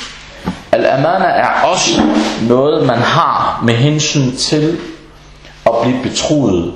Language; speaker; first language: Danish; early bilingual, other home language; Arabic